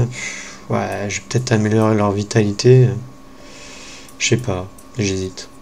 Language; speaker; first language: French; native; French